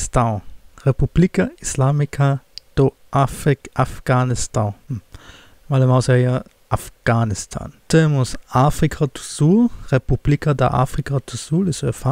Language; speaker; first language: Portuguese; non-native, fluent; German